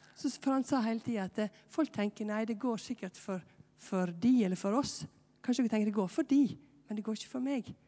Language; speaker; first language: Norwegian; native; Norwegian